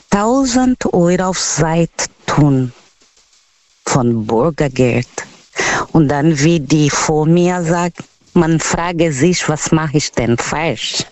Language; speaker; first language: German; non-native, learner; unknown